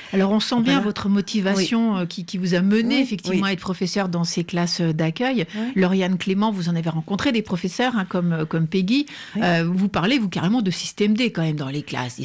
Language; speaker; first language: French; native; French